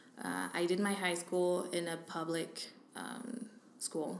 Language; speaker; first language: English; non-native, fluent; French